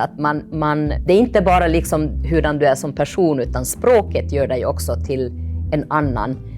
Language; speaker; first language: Swedish; early bilingual, other home language; Finnish